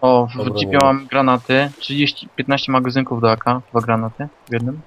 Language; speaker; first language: Polish; native; Polish